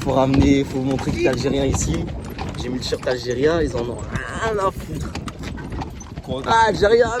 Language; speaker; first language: French; native; French